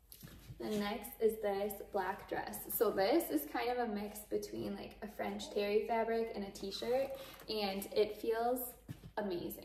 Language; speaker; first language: English; native; English